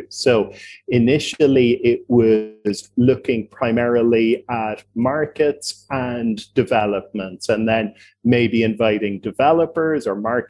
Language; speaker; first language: English; native; English